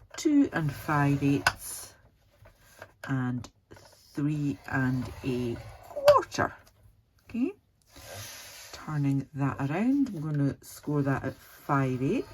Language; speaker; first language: English; native; English